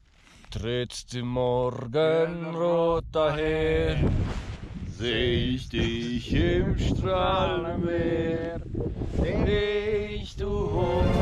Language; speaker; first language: German; native; German